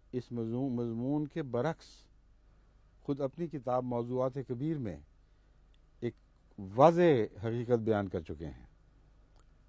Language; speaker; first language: Urdu; native; Urdu